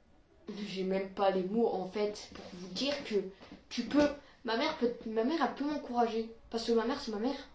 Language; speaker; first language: French; native; French